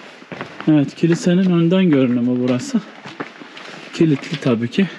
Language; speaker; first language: Turkish; native; Turkish